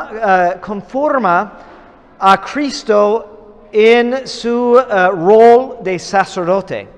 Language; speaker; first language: Spanish; non-native, fluent; English